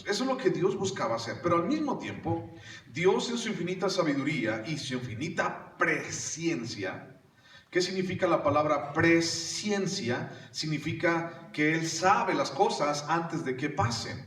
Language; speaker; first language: Spanish; native; Spanish